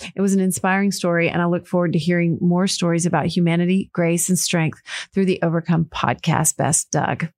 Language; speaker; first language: English; early bilingual, other home language; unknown